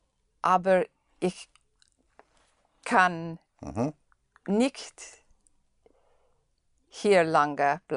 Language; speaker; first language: German; non-native, learner; English